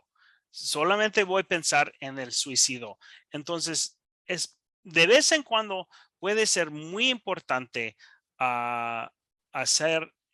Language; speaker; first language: Spanish; non-native, learner; English